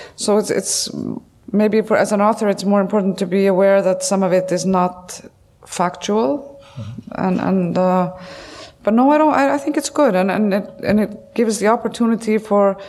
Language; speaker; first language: English; non-native, fluent; Icelandic